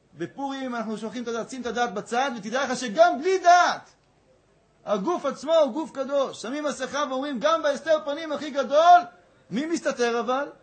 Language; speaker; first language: Hebrew; native; Hebrew